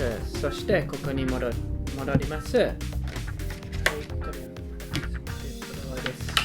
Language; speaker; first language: Japanese; non-native, learner; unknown